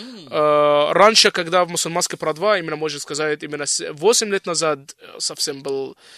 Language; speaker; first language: Russian; non-native, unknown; Arabic